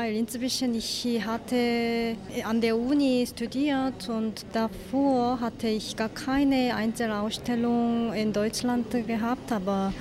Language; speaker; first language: German; non-native, learner; Korean